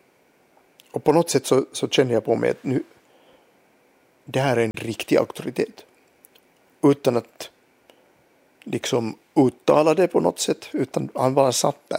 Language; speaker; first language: Swedish; non-native, local second language; Finnish